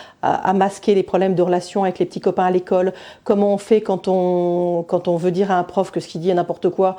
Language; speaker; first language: French; native; French